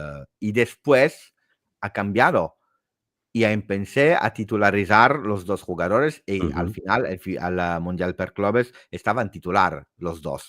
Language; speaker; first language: Spanish; non-native, fluent; Italian